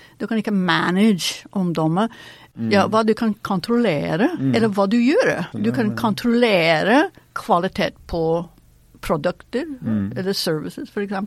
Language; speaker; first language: Norwegian; non-native, fluent; English